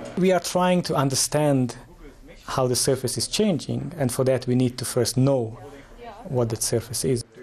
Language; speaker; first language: English; non-native, fluent; Romanian